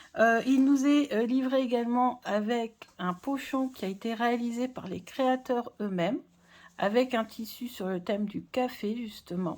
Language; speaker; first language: French; native; French